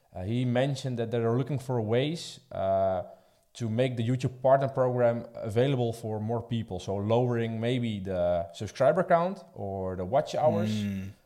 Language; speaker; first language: English; non-native, fluent; Dutch